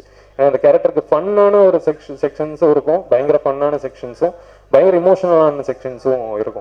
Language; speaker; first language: Tamil; native; Tamil